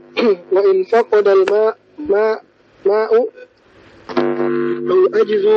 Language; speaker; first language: Arabic; non-native, learner; Indonesian